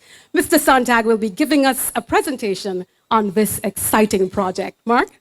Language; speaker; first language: English; native; English